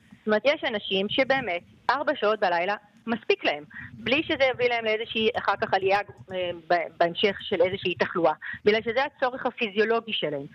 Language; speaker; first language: Hebrew; native; Hebrew